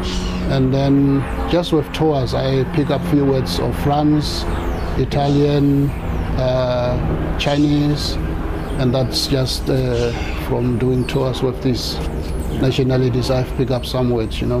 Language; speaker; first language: English; non-native, local second language; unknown